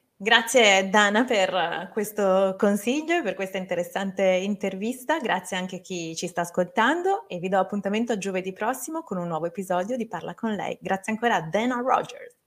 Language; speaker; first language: Italian; native; Italian